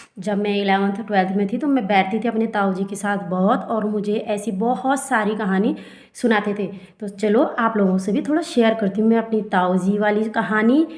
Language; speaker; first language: Hindi; non-native, local second language; Garhwali